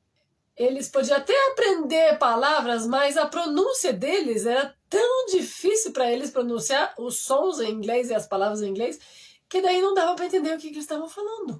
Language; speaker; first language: Portuguese; non-native, fluent; French